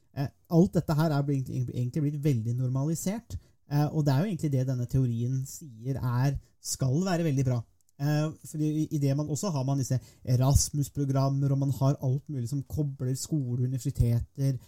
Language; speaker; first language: Norwegian; native; Norwegian